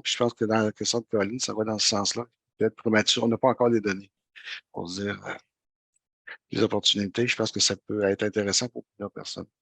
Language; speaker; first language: French; native; French